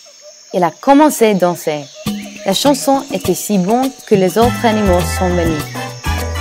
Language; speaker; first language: French; non-native, learner; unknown